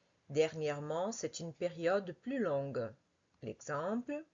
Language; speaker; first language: French; non-native, fluent; Portuguese